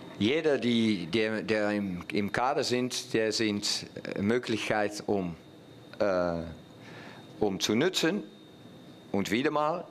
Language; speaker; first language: German; non-native, fluent; Dutch